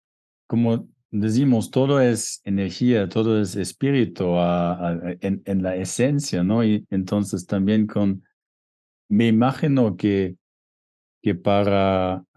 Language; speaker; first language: Spanish; non-native, fluent; German